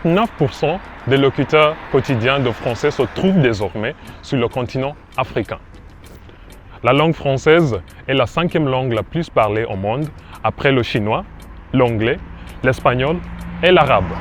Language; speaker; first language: French; non-native, fluent; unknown